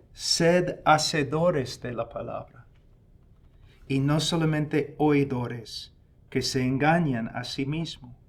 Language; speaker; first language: Spanish; non-native, fluent; English